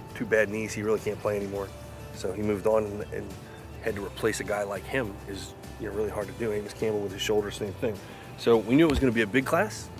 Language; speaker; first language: English; native; English